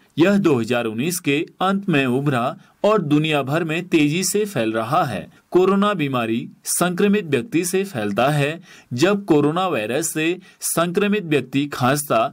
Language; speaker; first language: Hindi; native; Hindi